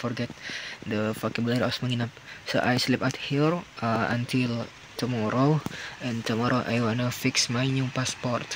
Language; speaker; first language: English; non-native, learner; Indonesian